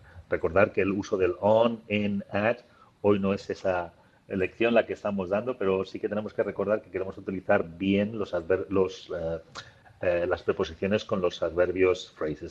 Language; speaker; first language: Spanish; native; Spanish